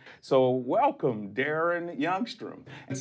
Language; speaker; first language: English; native; English